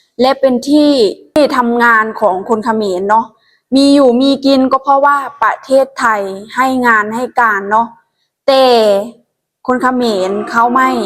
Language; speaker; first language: Thai; non-native, local second language; Lao